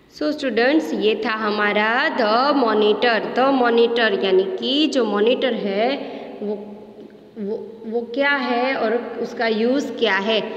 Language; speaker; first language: Hindi; non-native, local second language; Gujarati